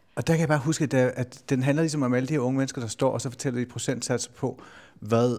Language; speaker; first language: Danish; native; Danish